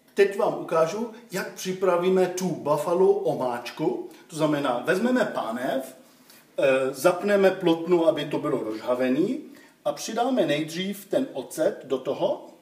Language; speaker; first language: Czech; non-native, fluent; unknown